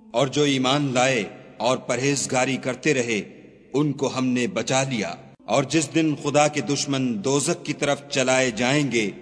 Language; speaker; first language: Urdu; native; Urdu